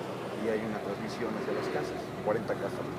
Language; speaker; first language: Spanish; native; Spanish